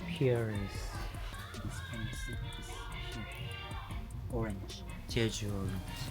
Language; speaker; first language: English; non-native, learner; Korean